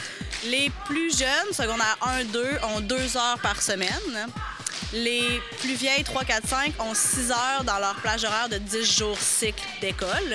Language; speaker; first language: French; native; French